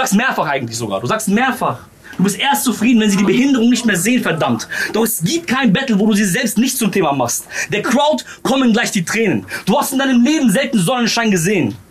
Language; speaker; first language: German; early bilingual, other home language; Romanian